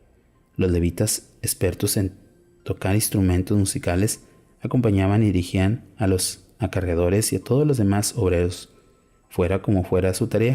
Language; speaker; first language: Spanish; native; Spanish